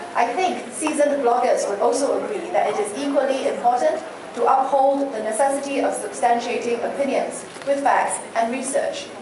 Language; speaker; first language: English; non-native, local second language; Chinese